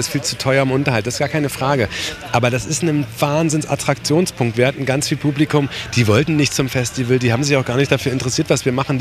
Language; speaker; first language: German; native; German